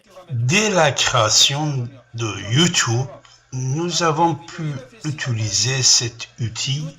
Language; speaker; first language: French; non-native, fluent; Persian